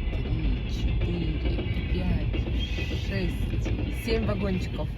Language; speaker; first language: Russian; native; Russian